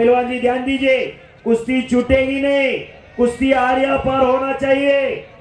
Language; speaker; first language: Hindi; non-native, local second language; Marathi